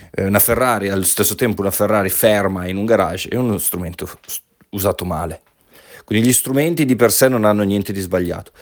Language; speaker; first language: Italian; native; Italian